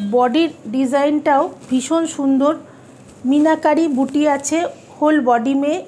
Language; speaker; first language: Hindi; non-native, local second language; Bangla